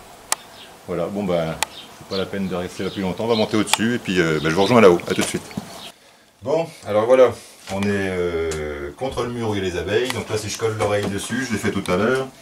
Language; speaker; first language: French; native; French